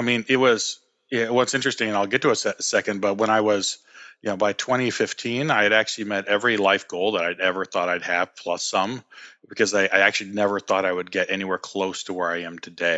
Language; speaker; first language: English; native; English